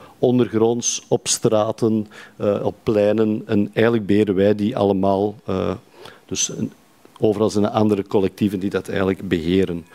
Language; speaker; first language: Dutch; native; Dutch